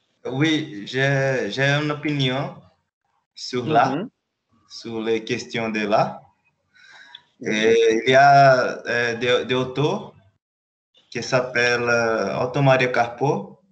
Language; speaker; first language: French; non-native, learner; Portuguese